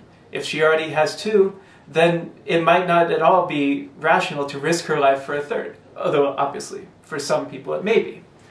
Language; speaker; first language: English; native; English